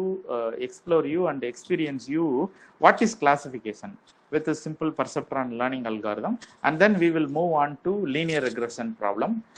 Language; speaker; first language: English; non-native, local second language; Tamil